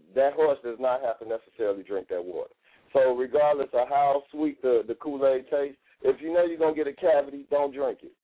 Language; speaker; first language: English; native; English